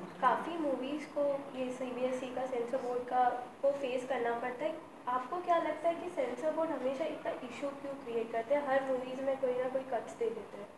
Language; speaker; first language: Hindi; native; Hindi